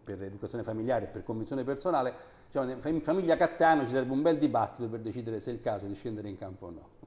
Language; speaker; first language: Italian; native; Italian